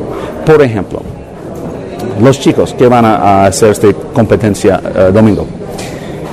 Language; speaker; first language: Spanish; non-native, learner; English